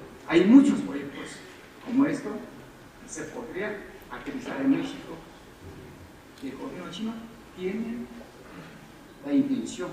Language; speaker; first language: Spanish; non-native, fluent; Chinese